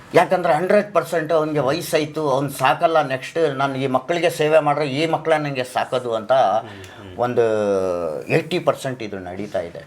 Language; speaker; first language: Kannada; non-native, local second language; Urdu